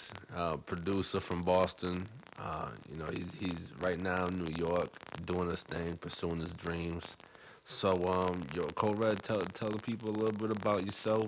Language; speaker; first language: English; non-native, fluent; Spanish